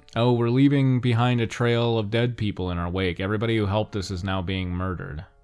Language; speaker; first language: English; native; English